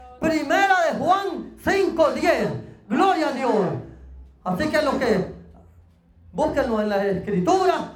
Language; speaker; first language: Spanish; native; Spanish